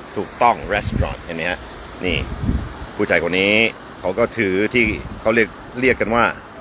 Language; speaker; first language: Thai; non-native, fluent; English